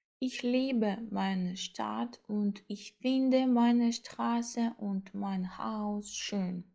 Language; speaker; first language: German; non-native, fluent; Ukrainian